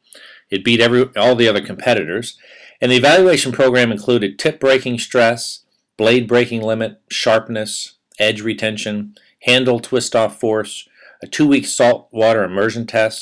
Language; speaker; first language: English; native; English